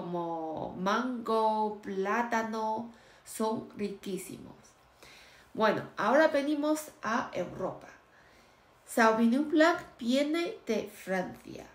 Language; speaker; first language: Spanish; non-native, fluent; Chinese